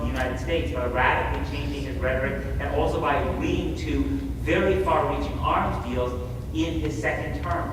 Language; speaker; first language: English; native; English